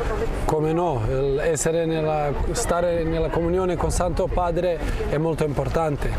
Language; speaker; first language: Italian; non-native, fluent; Croatian